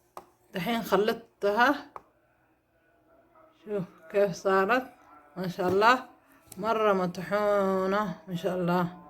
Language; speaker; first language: Arabic; non-native, learner; Somali